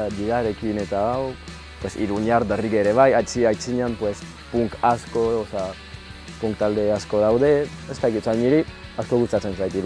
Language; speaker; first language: Basque; non-native, local second language; French